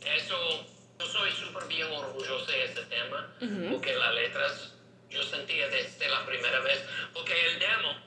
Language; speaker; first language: Spanish; non-native, learner; English